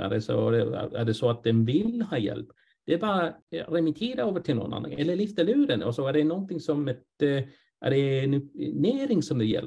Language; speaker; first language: Swedish; non-native, fluent; English